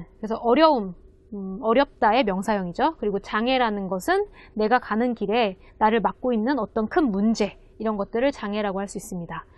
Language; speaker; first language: Korean; native; Korean